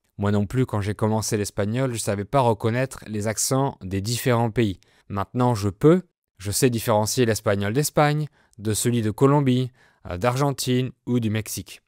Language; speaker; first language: French; native; French